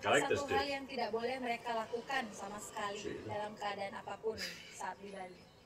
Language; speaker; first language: Indonesian; native; Indonesian